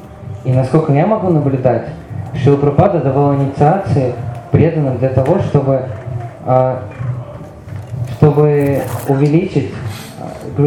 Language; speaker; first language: Russian; native; Russian